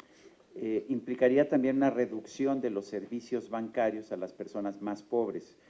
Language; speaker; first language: Spanish; native; Spanish